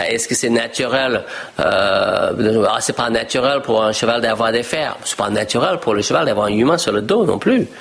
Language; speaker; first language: French; non-native, fluent; English